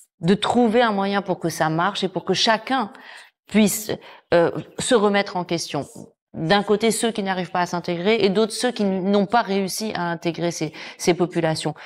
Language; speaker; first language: French; native; French